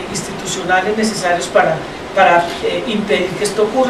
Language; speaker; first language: Spanish; native; Spanish